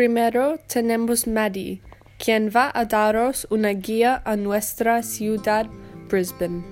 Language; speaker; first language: Spanish; non-native, learner; English